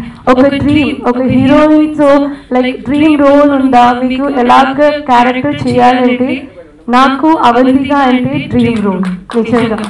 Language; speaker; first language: Telugu; non-native, learner; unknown